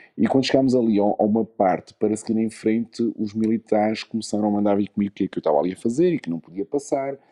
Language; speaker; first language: Portuguese; native; Portuguese